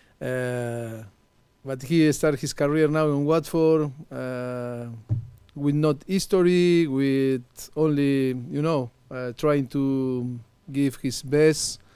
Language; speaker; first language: English; non-native, fluent; Spanish